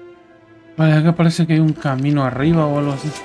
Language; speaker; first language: Spanish; native; Spanish